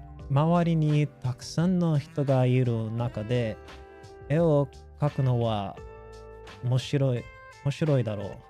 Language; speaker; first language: Japanese; non-native, learner; English